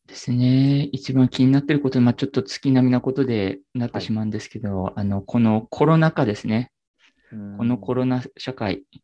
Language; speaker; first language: Japanese; native; Japanese